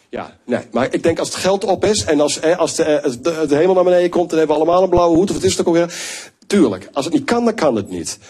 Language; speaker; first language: Dutch; native; Dutch